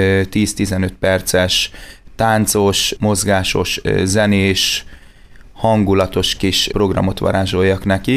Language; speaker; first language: Hungarian; native; Hungarian